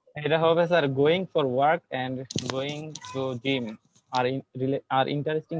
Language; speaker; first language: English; non-native, learner; Bangla